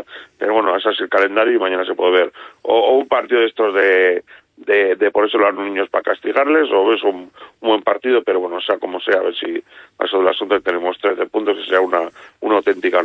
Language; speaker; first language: Spanish; native; Spanish